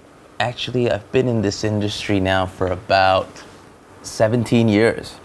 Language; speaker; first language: English; non-native, local second language; Malay